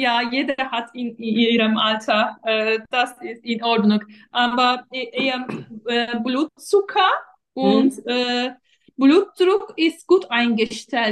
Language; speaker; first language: German; non-native, fluent; Turkish